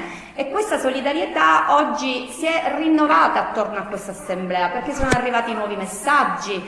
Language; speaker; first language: Italian; native; Italian